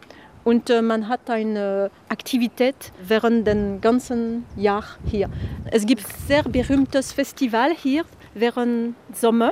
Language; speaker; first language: German; non-native, fluent; French